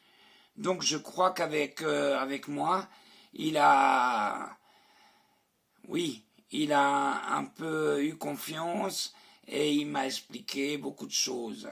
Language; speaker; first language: French; non-native, fluent; Spanish